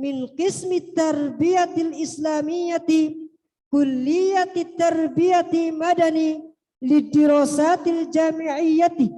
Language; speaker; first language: Arabic; non-native, fluent; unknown